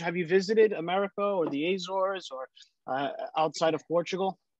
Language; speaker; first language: English; early bilingual, other home language; Portuguese